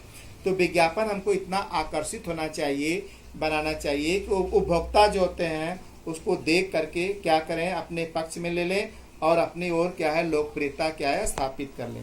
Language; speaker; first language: Hindi; native; Hindi